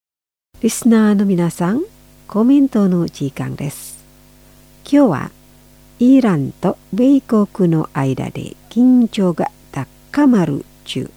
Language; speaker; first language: Japanese; non-native, fluent; Indonesian